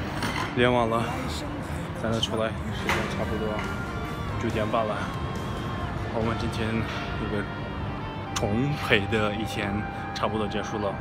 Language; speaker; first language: Chinese; non-native, fluent; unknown